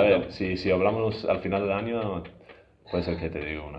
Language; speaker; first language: Spanish; non-native, fluent; English